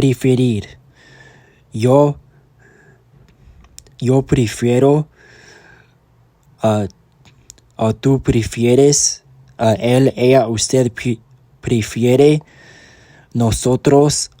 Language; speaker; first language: Spanish; non-native, learner; English